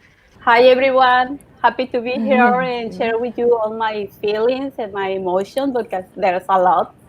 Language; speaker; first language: English; non-native, learner; Spanish